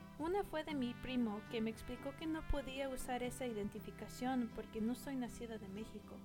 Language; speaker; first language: Spanish; early bilingual, heritage; Spanish